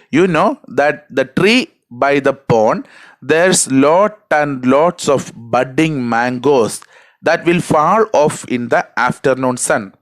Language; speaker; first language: English; non-native, local second language; Malayalam